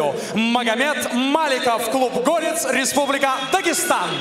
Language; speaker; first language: Russian; native; Russian